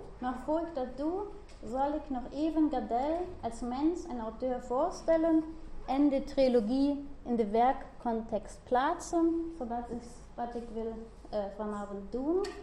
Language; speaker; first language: Dutch; non-native, learner; German